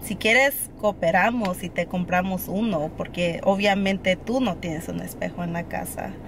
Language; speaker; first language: Spanish; early bilingual, heritage; Spanish